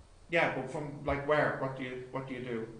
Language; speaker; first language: English; native; English